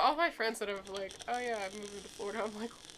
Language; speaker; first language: English; native; English